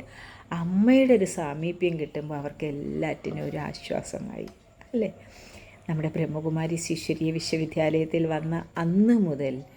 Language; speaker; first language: Malayalam; native; Malayalam